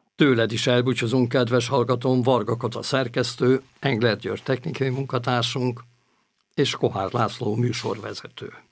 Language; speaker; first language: Hungarian; native; Hungarian